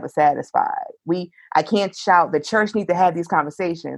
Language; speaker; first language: English; native; English